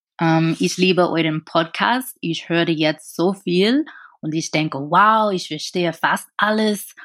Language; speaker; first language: German; non-native, learner; English